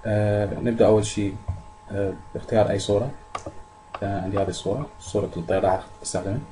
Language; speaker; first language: Arabic; native; Arabic